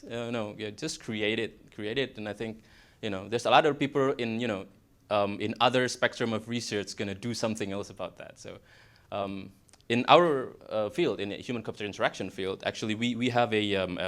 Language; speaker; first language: English; non-native, fluent; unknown